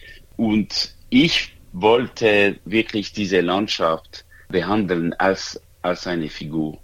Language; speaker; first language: German; non-native, local second language; French